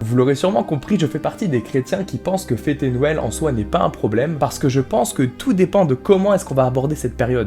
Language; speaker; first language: French; native; French